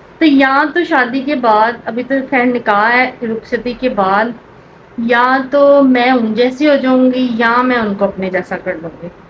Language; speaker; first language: Urdu; native; Urdu